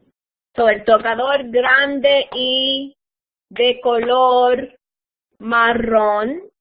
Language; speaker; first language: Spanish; non-native, fluent; English